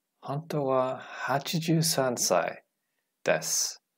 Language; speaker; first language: Japanese; non-native, learner; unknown